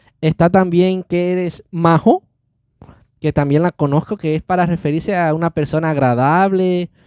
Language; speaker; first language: Spanish; native; Spanish